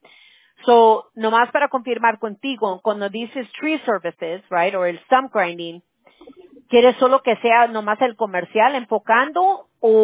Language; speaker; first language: Spanish; early bilingual, heritage; Spanish